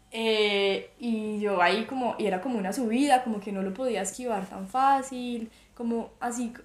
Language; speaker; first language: Spanish; native; Spanish